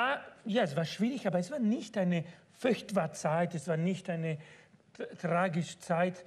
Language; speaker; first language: German; non-native, fluent; Spanish